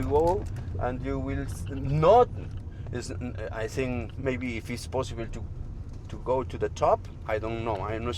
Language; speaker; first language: English; non-native, fluent; Spanish